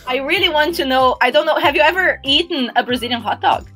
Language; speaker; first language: English; non-native, fluent; Portuguese